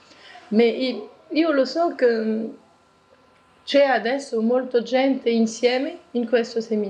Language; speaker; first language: Italian; non-native, learner; French